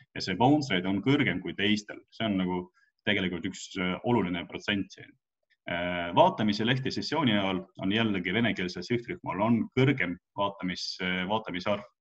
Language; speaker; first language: Estonian; non-native, local second language; Russian